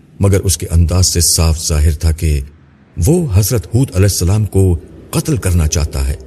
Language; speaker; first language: Urdu; native; Urdu